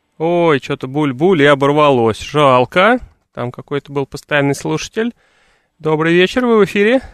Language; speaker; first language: Russian; native; Russian